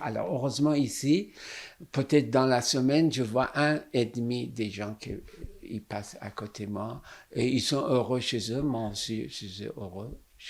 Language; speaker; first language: French; non-native, fluent; Persian